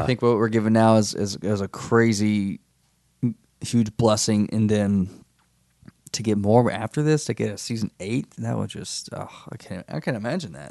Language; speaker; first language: English; native; English